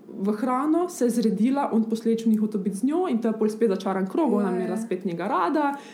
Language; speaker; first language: Slovenian; early bilingual, other home language; Bosnian